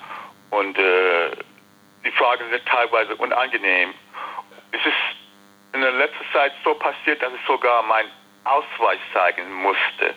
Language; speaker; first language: German; non-native, fluent; English